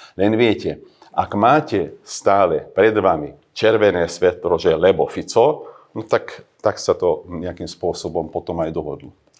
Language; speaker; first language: Slovak; non-native, local second language; Hungarian